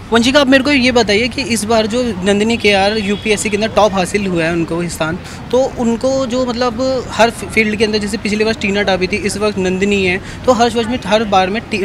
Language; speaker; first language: Hindi; native; Hindi